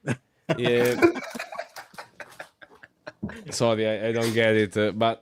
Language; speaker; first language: English; non-native, learner; Italian